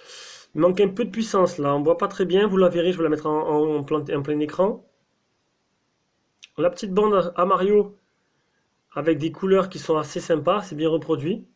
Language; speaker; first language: French; native; French